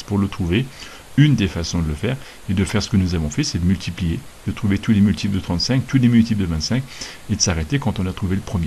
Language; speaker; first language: French; native; French